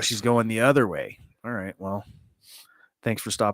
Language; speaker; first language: English; native; English